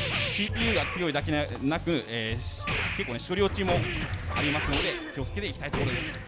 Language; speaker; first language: Japanese; native; Japanese